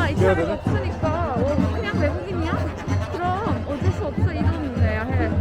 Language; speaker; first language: Korean; non-native, learner; Turkish